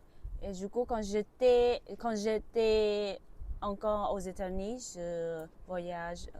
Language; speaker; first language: French; non-native, learner; Vietnamese